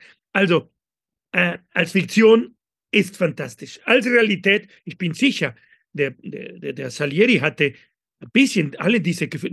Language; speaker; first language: German; non-native, fluent; Spanish